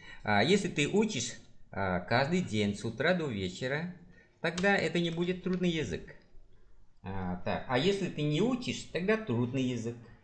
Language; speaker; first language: Russian; non-native, fluent; Vietnamese